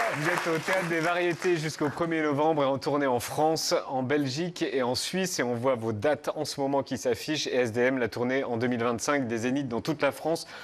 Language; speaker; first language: French; native; French